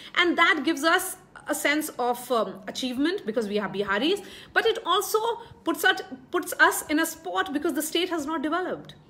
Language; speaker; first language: English; non-native, local second language; Hindi